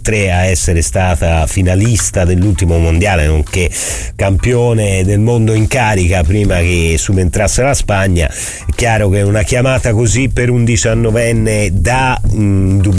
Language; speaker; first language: Italian; native; Italian